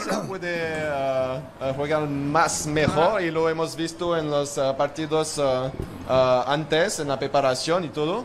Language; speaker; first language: Spanish; non-native, learner; French